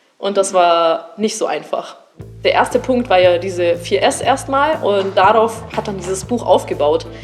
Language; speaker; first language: German; early bilingual, other home language; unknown